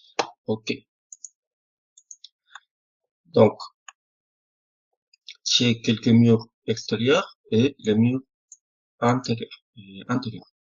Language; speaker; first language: French; non-native, fluent; Spanish